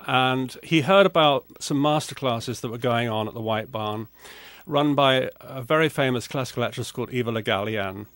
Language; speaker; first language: English; native; English